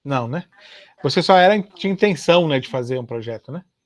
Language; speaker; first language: Portuguese; native; Portuguese